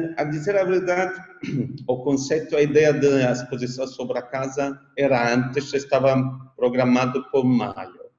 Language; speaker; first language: Portuguese; non-native, learner; Italian